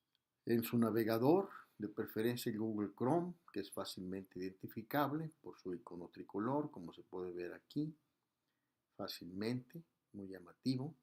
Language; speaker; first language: Spanish; native; Spanish